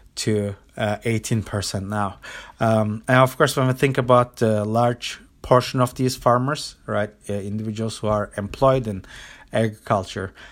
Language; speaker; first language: English; non-native, fluent; Turkish